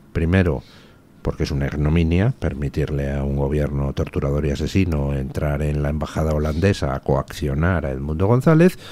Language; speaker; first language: Spanish; native; Spanish